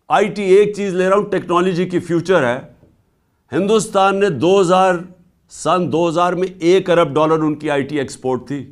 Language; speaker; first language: Urdu; native; Urdu